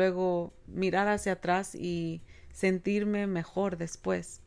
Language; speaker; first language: Spanish; early bilingual, heritage; Spanish